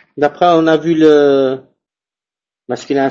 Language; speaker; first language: French; non-native, fluent; Spanish